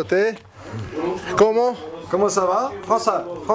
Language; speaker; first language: French; native; French